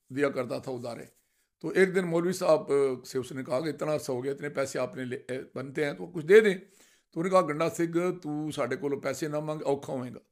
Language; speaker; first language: Urdu; non-native, local second language; Punjabi